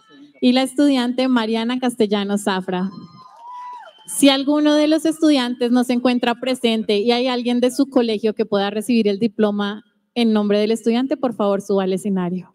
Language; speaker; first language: Spanish; native; Spanish